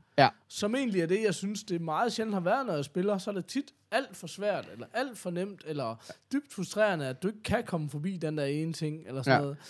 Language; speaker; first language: Danish; native; Danish